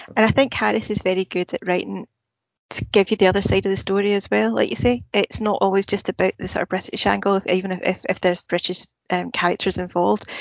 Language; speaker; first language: English; native; English